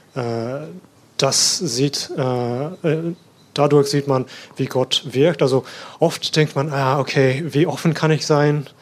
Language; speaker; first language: German; non-native, learner; English